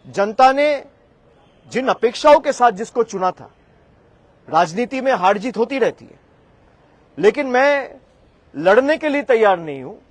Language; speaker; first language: Hindi; non-native, local second language; Bangla